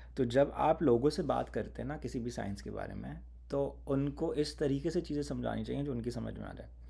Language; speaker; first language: Urdu; native; Urdu